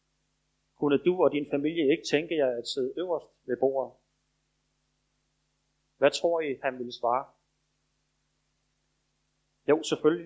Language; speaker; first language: Danish; native; Danish